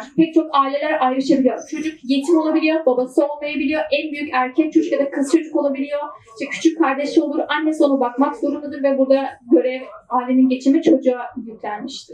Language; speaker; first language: Turkish; native; Turkish